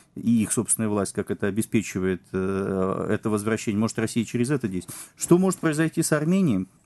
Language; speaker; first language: Russian; native; Russian